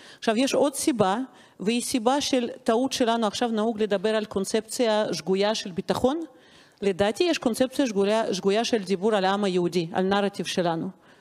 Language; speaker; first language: Hebrew; non-native, fluent; Russian